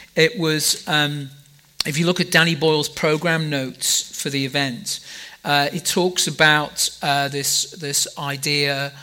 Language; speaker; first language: English; native; English